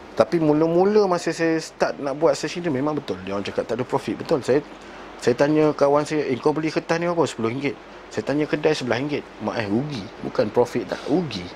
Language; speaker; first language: Malay; native; Malay